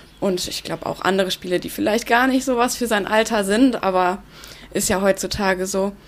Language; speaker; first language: German; early bilingual, other home language; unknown